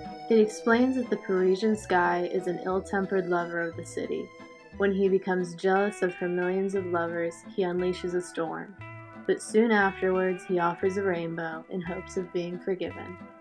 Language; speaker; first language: English; native; English